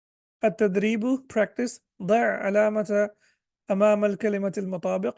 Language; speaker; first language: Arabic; non-native, fluent; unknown